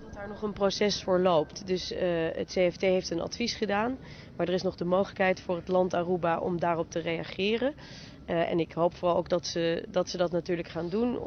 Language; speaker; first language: Dutch; native; Dutch